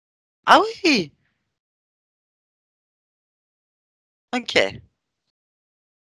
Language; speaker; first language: French; native; French